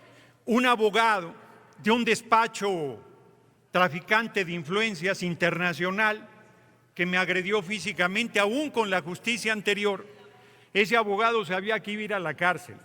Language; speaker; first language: Spanish; native; Spanish